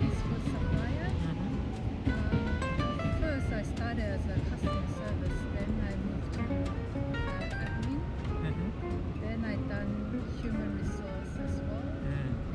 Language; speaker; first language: English; non-native, local second language; Japanese